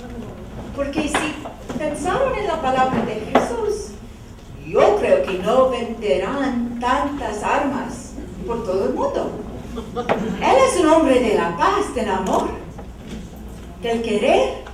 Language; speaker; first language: Spanish; non-native, learner; English